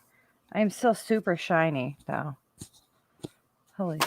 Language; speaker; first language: English; native; English